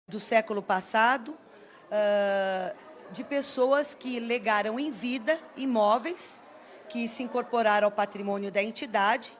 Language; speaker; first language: Portuguese; native; Portuguese